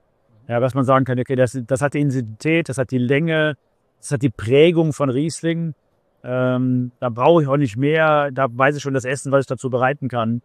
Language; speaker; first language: German; native; German